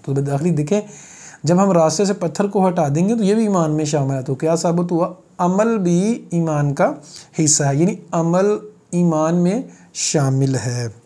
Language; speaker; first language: Urdu; non-native, local second language; Punjabi